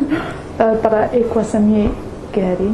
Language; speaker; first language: Icelandic; non-native, learner; English